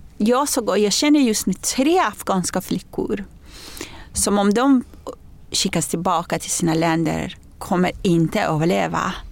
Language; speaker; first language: Swedish; non-native, fluent; Persian